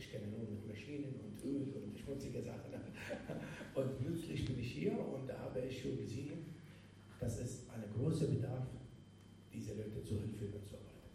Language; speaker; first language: German; non-native, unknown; Arabic